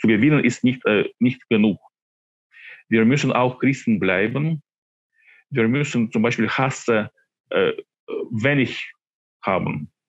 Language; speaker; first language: German; non-native, fluent; Ukrainian